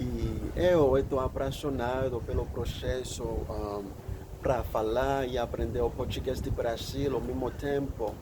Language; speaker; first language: Portuguese; non-native, learner; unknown